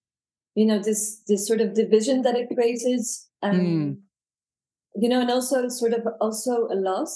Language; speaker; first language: English; non-native, fluent; French